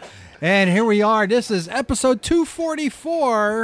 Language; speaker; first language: English; native; English